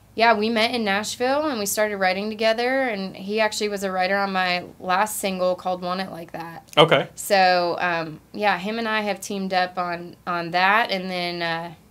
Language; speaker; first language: English; native; English